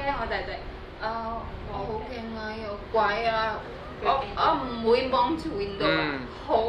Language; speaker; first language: Chinese; non-native, learner; Indonesian